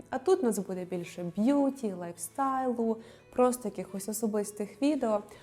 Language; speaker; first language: Ukrainian; native; Ukrainian